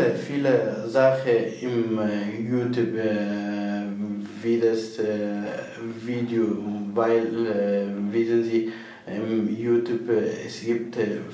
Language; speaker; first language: German; non-native, learner; Persian